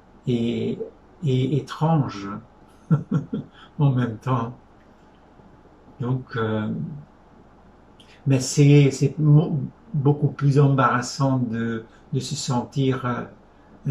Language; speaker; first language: French; non-native, fluent; Hungarian